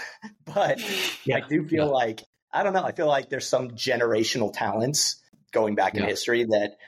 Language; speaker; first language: English; native; English